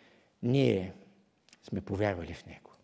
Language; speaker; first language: Bulgarian; native; Bulgarian